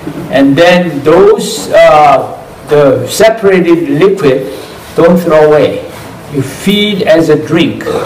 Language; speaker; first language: English; non-native, fluent; Korean